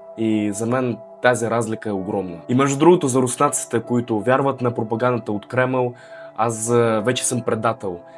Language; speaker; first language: Bulgarian; early bilingual, other home language; Russian